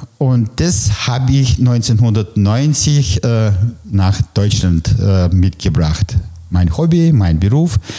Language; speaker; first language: German; non-native, fluent; Russian